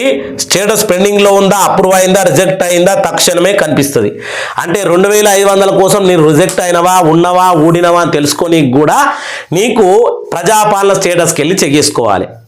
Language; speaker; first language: Telugu; native; Telugu